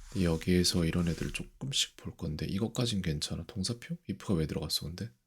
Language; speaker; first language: Korean; native; Korean